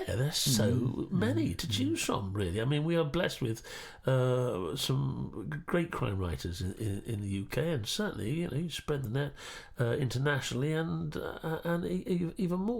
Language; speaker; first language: English; native; English